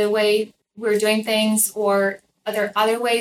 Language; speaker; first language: English; non-native, fluent; Ukrainian